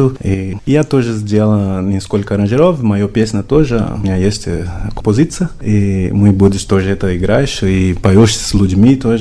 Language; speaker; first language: Russian; non-native, learner; Portuguese